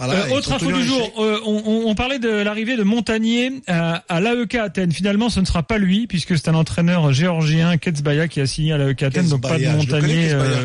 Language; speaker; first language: French; native; French